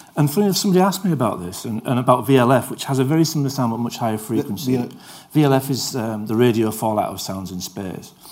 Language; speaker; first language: English; native; English